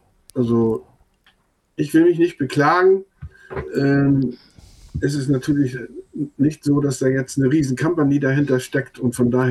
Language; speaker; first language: German; non-native, local second language; Low German